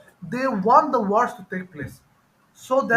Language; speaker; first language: English; non-native, fluent; Bangla